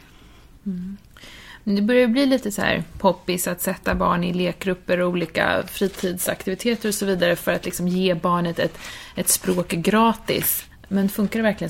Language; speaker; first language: Swedish; native; Swedish